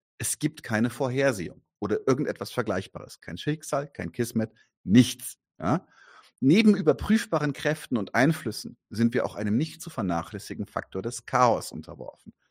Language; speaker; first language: German; native; German